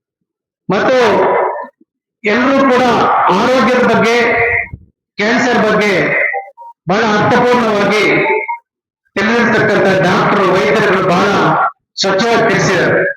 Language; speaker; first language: Kannada; native; Kannada